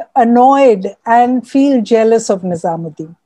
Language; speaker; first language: English; non-native, local second language; Urdu